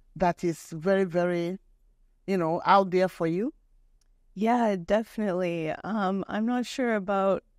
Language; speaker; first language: English; native; English